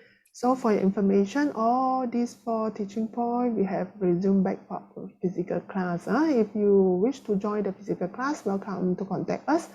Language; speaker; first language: English; non-native, local second language; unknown